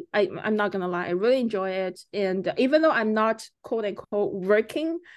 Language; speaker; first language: English; early bilingual, other home language; Chinese